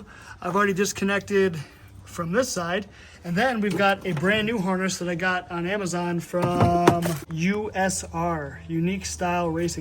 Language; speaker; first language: English; native; English